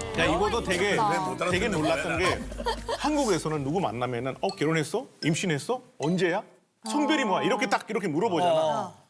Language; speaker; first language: Korean; non-native, fluent; Hindi